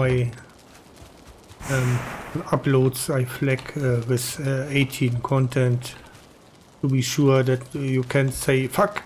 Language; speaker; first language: English; non-native, learner; German